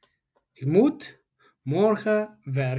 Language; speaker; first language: Dutch; non-native, fluent; Tigrinya